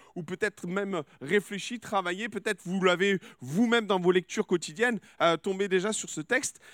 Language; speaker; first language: French; native; French